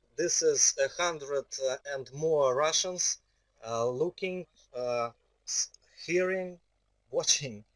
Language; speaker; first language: English; non-native, fluent; Russian